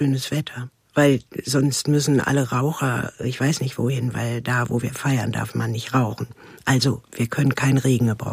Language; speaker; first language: German; native; German